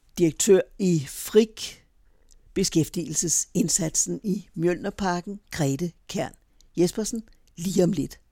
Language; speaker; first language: Danish; native; Danish